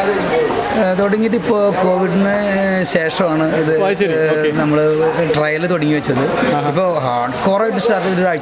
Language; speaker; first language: Malayalam; native; Malayalam